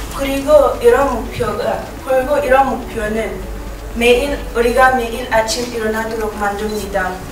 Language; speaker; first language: Korean; non-native, learner; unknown